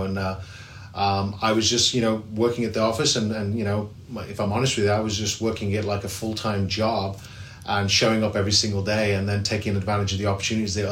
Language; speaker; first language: English; native; English